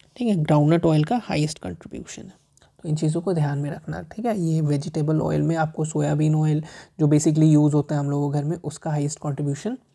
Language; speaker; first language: Hindi; native; Hindi